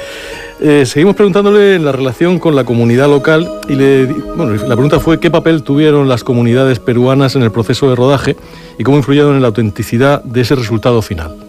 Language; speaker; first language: Spanish; native; Spanish